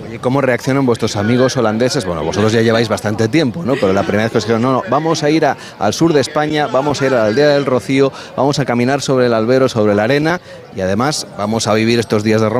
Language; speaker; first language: Spanish; native; Spanish